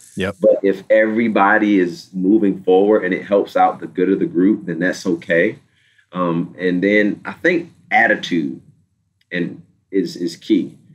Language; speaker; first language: English; native; English